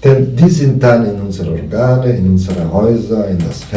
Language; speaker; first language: German; non-native, fluent; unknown